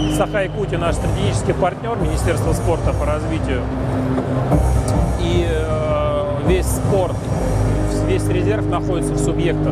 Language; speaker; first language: Russian; native; Russian